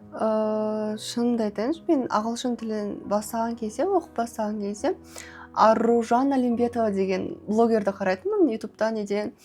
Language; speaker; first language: Kazakh; native; Kazakh